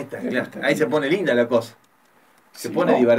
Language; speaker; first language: Spanish; native; Spanish